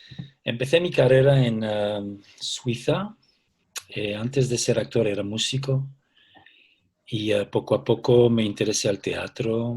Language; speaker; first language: Spanish; early bilingual, heritage; Spanish